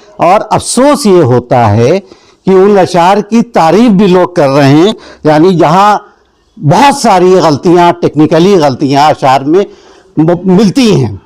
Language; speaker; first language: Urdu; native; Urdu